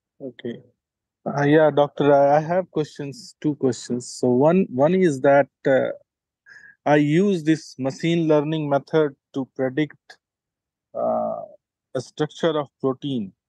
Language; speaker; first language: English; non-native, local second language; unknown